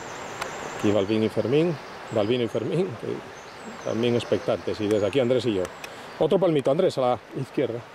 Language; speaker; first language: Spanish; native; Spanish